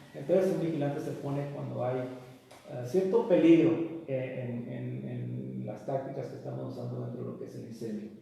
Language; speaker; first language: Spanish; early bilingual, heritage; Spanish